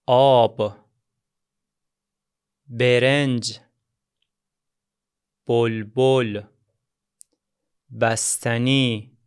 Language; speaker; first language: Persian; non-native, fluent; Azerbaijani